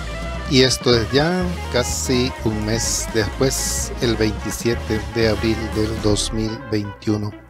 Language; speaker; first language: Spanish; native; Spanish